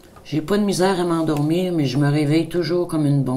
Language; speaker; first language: French; native; French